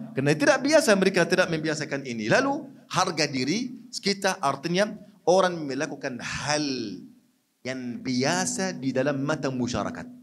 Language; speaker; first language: Malay; non-native, fluent; Arabic